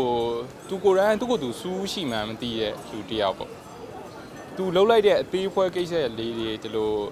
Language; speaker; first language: Burmese; native; Burmese